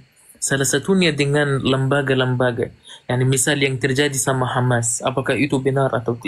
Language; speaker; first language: Indonesian; non-native, fluent; Arabic